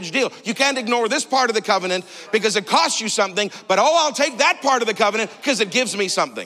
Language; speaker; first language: English; native; English